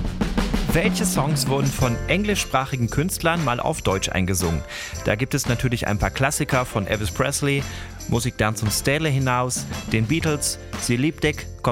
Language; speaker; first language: German; native; German